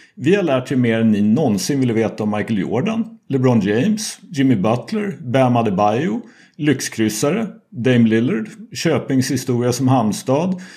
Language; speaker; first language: Swedish; native; Swedish